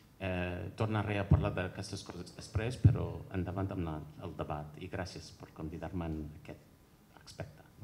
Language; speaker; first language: Catalan; non-native, fluent; English